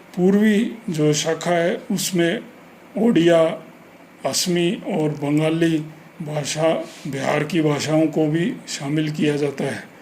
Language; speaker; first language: Hindi; native; Hindi